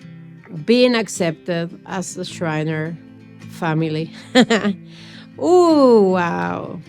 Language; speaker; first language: English; non-native, fluent; Spanish